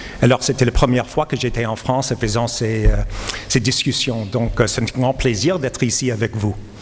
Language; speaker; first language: French; non-native, fluent; English